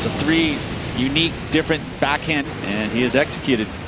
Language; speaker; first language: English; native; English